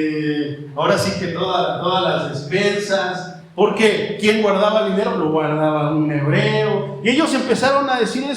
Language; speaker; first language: Spanish; native; Spanish